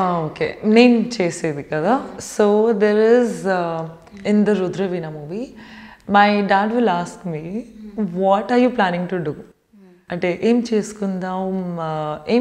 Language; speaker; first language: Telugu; non-native, learner; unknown